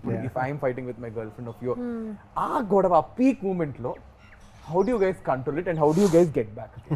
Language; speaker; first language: Telugu; native; Telugu